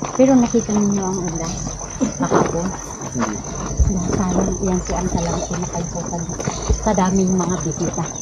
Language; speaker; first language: Filipino; non-native, local second language; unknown